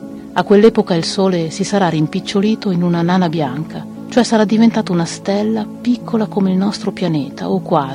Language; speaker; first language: Italian; native; Italian